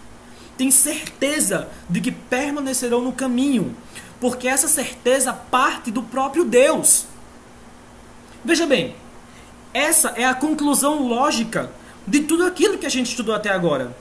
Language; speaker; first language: Portuguese; native; Portuguese